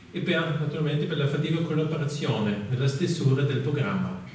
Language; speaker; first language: Italian; non-native, fluent; German